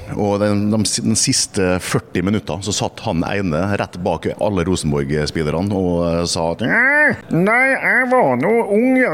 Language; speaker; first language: Norwegian; native; Norwegian